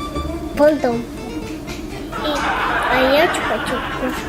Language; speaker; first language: Russian; non-native, learner; Tajik